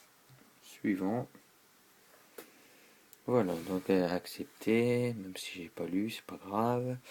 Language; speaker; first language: French; native; French